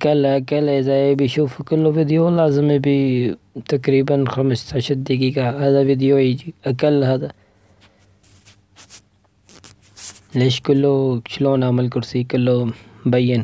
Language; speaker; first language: Arabic; non-native, learner; Urdu